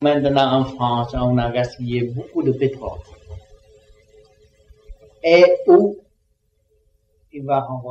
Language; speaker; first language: French; non-native, learner; Vietnamese